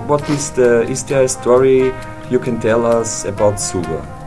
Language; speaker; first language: English; non-native, fluent; German